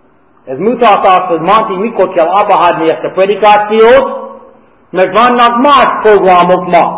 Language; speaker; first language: Hungarian; non-native, learner; English